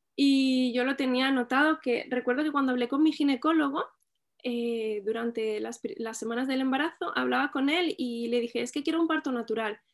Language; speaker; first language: Spanish; native; Spanish